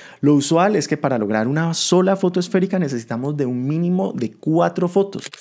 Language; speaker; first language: Spanish; native; Spanish